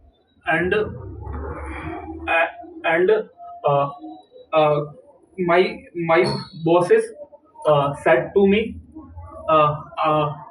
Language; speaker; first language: English; non-native, learner; Hindi